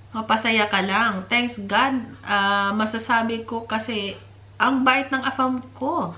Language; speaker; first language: Filipino; non-native, local second language; Cebuano